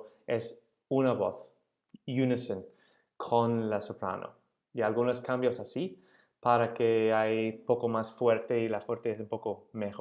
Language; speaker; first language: Spanish; non-native, fluent; English